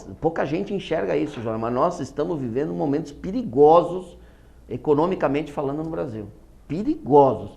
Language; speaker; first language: Portuguese; native; Portuguese